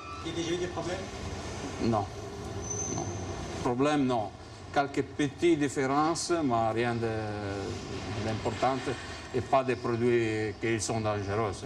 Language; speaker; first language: French; non-native, fluent; Italian